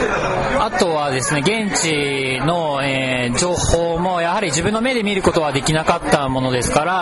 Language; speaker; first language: Japanese; native; Japanese